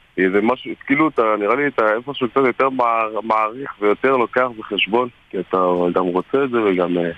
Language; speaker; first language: Hebrew; native; Hebrew